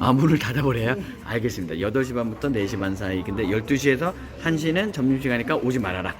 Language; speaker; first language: Korean; native; Korean